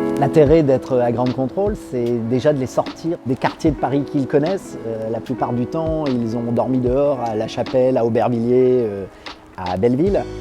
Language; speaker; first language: French; native; French